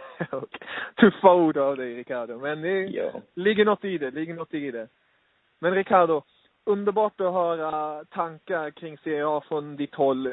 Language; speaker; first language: Swedish; native; Swedish